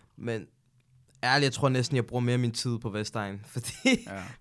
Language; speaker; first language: Danish; native; Danish